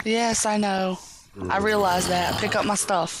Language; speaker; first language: English; native; English